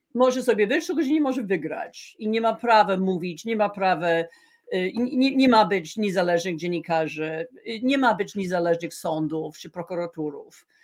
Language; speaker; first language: Polish; non-native, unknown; English